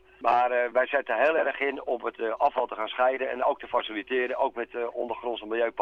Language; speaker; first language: Dutch; native; Dutch